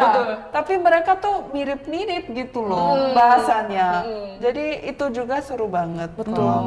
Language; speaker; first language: Indonesian; early bilingual, other home language; Korean